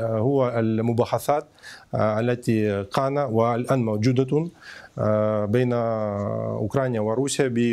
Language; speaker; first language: Arabic; non-native, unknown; Ukrainian